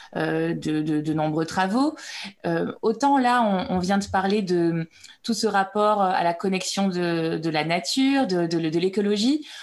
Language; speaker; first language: French; native; French